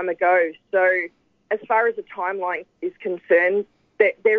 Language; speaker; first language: English; native; English